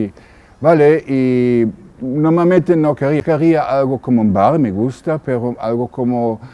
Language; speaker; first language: Spanish; non-native, learner; German